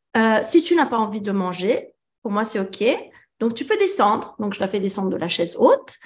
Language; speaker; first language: French; early bilingual, other home language; Italian